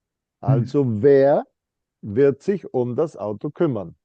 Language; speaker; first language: German; non-native, fluent; English